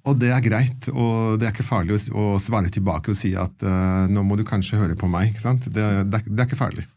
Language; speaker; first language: Norwegian; non-native, fluent; Italian